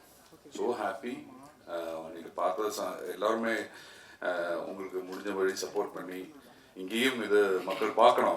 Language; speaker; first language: Tamil; non-native, learner; Malayalam